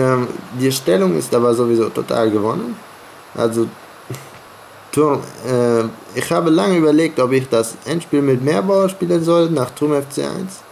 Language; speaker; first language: German; non-native, fluent; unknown